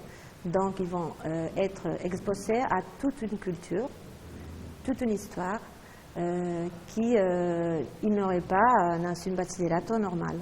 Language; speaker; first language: French; non-native, fluent; Spanish